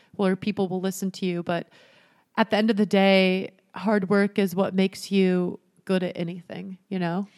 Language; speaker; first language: English; native; English